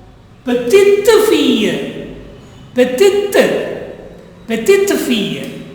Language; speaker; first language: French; non-native, fluent; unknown